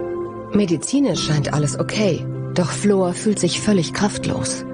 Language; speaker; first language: German; native; German